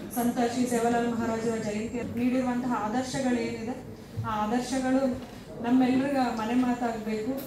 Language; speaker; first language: Kannada; non-native, local second language; Lambadi